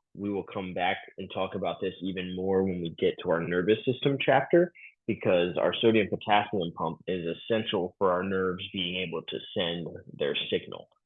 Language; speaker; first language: English; native; English